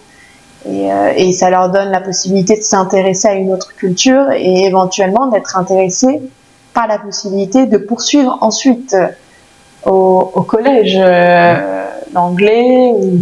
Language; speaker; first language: French; native; French